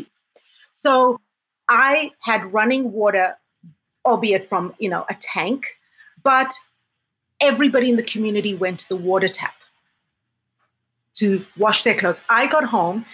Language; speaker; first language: English; native; English